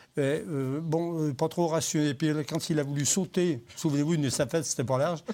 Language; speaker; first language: French; native; French